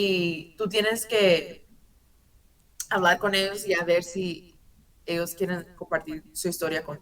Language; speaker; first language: Spanish; early bilingual, heritage; English